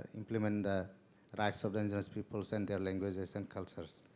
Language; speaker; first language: English; non-native, local second language; Kok Borok